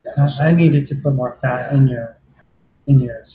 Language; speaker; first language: English; native; English